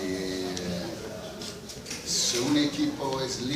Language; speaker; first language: Spanish; non-native, fluent; English